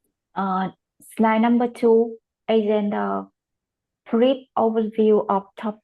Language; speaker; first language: English; non-native, learner; Vietnamese